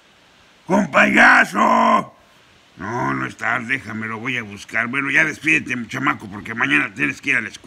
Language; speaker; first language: Spanish; native; Spanish